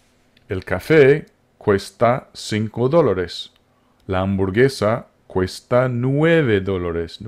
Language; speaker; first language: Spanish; non-native, fluent; English